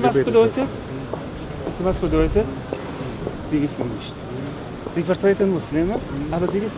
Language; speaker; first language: German; non-native, learner; Persian